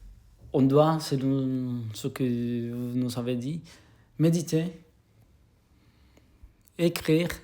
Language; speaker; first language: French; non-native, fluent; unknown